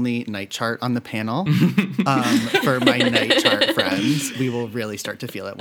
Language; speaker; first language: English; native; English